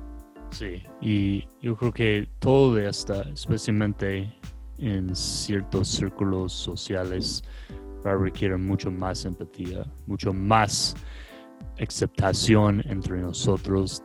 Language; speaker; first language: Spanish; non-native, fluent; English